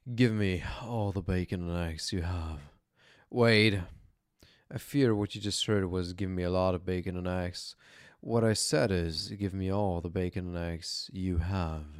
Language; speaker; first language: English; non-native, fluent; German